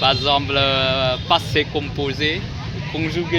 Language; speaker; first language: French; non-native, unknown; Vietnamese